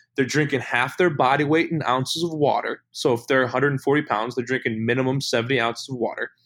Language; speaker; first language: English; native; English